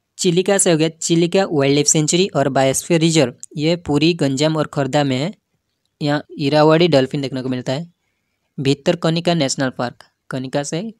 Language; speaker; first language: Hindi; non-native, local second language; Odia